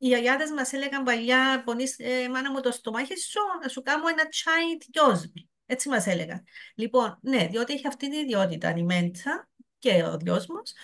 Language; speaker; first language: Greek; native; Greek